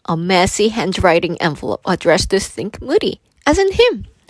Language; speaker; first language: English; non-native, fluent; Korean